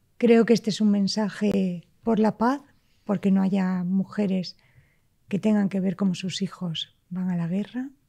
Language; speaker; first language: Spanish; native; Spanish